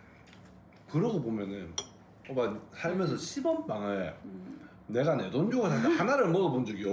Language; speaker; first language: Korean; non-native, fluent; Japanese